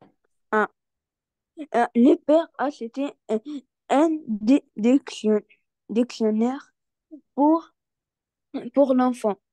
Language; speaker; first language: French; non-native, learner; Arabic